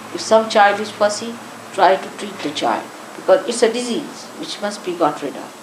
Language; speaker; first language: English; non-native, local second language; Marathi